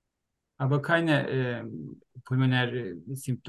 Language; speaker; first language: German; non-native, learner; Turkish